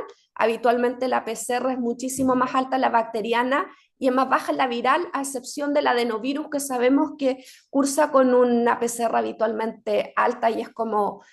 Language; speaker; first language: Spanish; native; Spanish